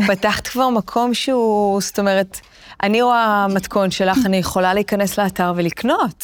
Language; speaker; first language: Hebrew; native; Hebrew